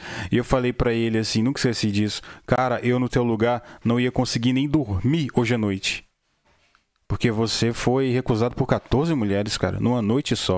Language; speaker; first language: Portuguese; native; Portuguese